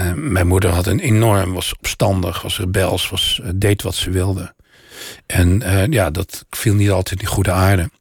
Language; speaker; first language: Dutch; native; Dutch